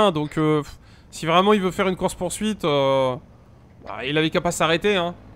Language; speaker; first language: French; native; French